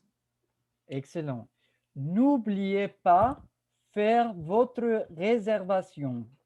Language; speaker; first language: French; non-native, fluent; Spanish